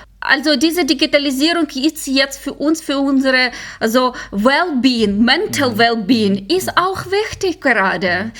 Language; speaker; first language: German; non-native, fluent; Ukrainian